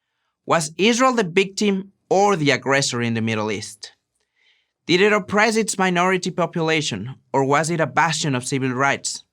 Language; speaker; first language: English; non-native, fluent; Spanish